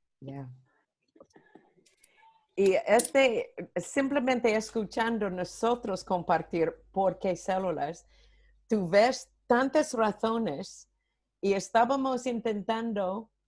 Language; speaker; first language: Spanish; non-native, fluent; English